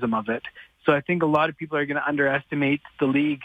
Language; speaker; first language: English; native; English